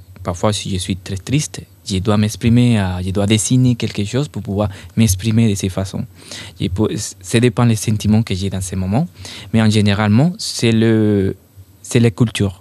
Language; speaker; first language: French; non-native, fluent; Spanish